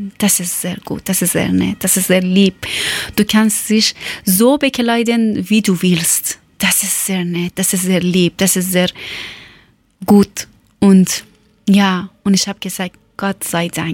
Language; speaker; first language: German; non-native, learner; Persian